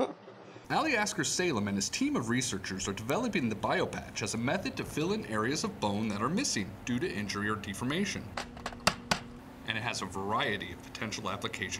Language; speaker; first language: English; native; English